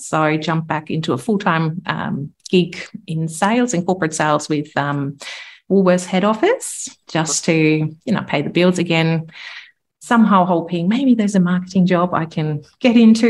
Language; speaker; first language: English; non-native, fluent; German